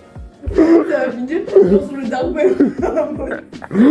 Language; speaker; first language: French; native; French